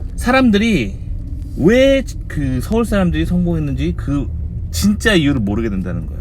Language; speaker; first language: Korean; native; Korean